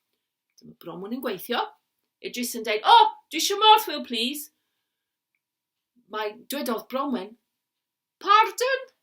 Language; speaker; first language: Welsh; non-native, learner; English